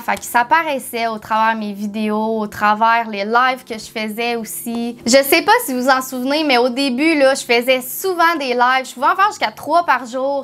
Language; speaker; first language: French; native; French